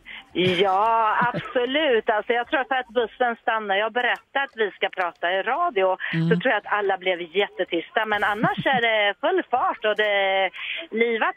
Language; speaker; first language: Swedish; native; Swedish